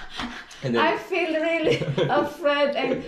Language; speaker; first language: English; non-native, learner; Swedish